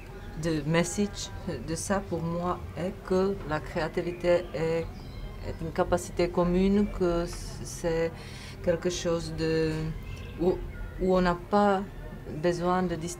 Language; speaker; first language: French; non-native, fluent; Czech